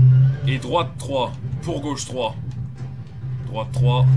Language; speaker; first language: French; native; French